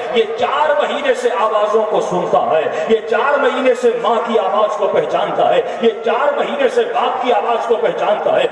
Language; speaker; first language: Urdu; non-native, local second language; Sindhi